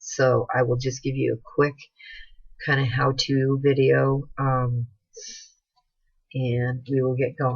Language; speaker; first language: English; native; English